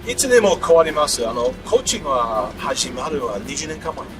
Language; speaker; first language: Japanese; non-native, learner; English